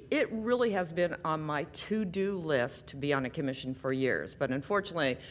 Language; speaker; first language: English; native; English